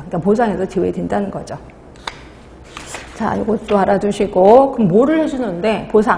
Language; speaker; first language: Korean; native; Korean